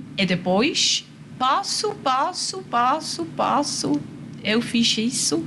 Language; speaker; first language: Portuguese; non-native, learner; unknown